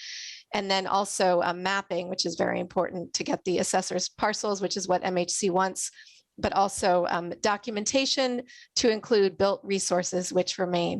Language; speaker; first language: English; native; English